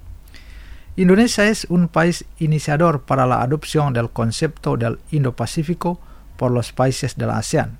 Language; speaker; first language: Spanish; non-native, fluent; Indonesian